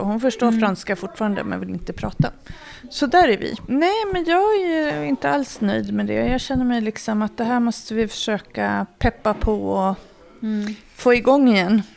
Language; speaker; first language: Swedish; native; Swedish